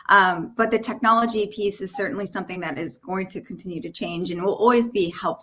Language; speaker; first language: English; native; English